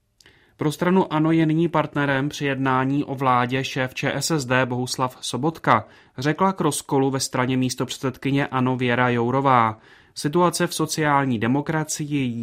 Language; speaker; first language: Czech; native; Czech